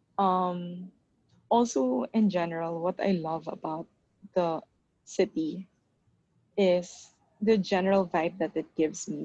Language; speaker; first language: English; non-native, local second language; Filipino